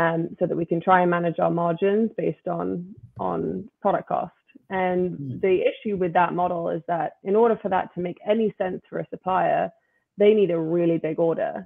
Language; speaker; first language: English; native; English